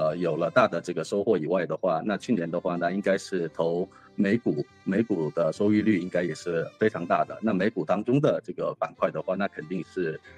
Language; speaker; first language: Chinese; non-native, fluent; Korean